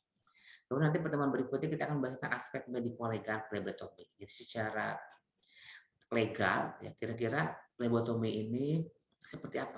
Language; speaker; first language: Indonesian; native; Indonesian